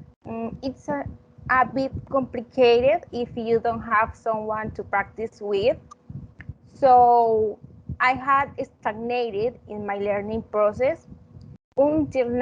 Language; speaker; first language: English; non-native, learner; Spanish